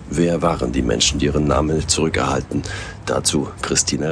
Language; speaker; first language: German; native; German